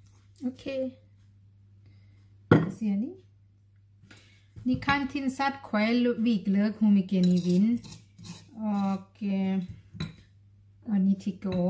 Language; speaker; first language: Swedish; non-native, learner; Thai